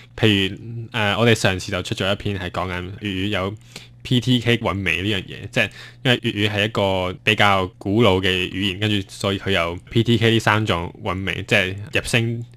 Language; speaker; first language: Cantonese; non-native, fluent; Chinese